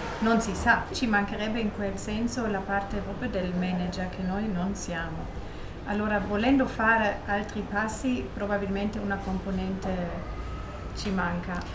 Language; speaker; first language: Italian; non-native, fluent; German